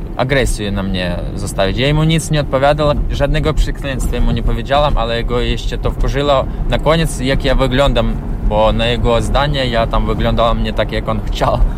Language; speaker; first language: Polish; non-native, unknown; Ukrainian